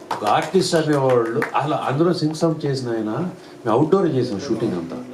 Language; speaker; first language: Telugu; native; Telugu